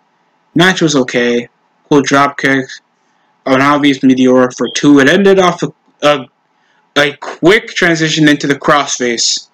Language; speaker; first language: English; native; English